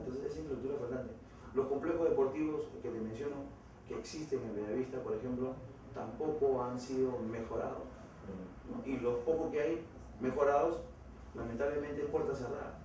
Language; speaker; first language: Spanish; native; Spanish